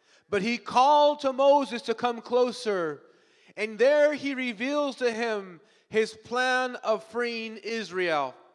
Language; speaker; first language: English; early bilingual, other home language; Spanish